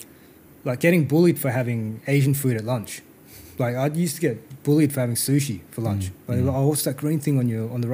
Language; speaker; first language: English; native; English